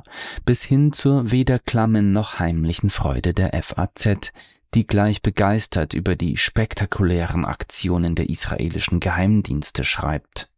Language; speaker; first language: German; native; German